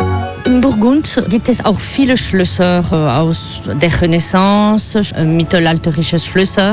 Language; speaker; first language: German; non-native, fluent; French